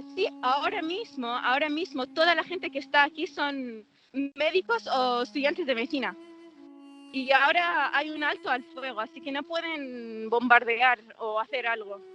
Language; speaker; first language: Spanish; non-native, fluent; Arabic